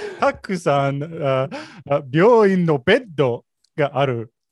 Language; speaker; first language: Japanese; non-native, learner; English